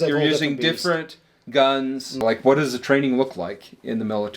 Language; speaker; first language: English; native; English